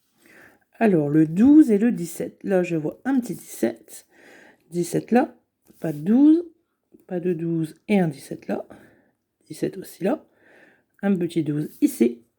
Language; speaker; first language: French; native; French